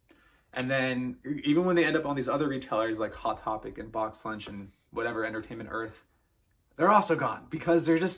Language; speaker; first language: English; native; English